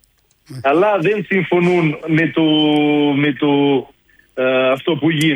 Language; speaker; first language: Greek; non-native, learner; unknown